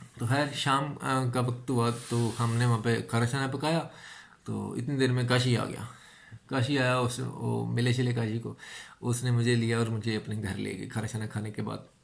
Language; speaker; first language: Urdu; non-native, local second language; Punjabi